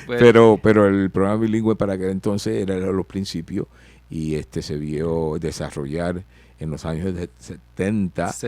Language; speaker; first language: Spanish; early bilingual, heritage; Spanish